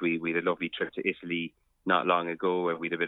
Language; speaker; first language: English; native; English